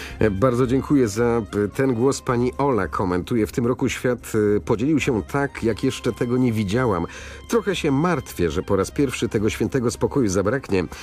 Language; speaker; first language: Polish; native; Polish